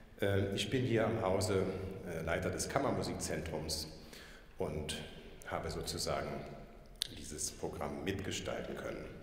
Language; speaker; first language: German; native; German